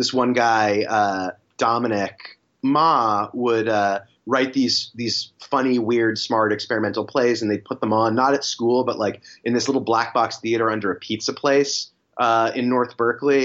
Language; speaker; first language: English; native; English